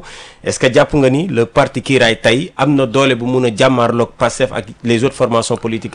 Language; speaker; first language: French; non-native, local second language; Wolof